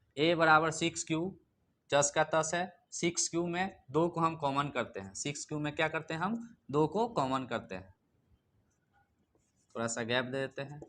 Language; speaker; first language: Hindi; native; Hindi